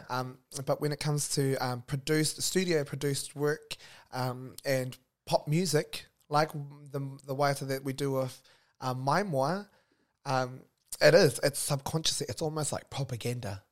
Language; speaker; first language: English; non-native, local second language; Māori